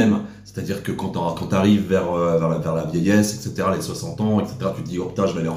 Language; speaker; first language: French; native; French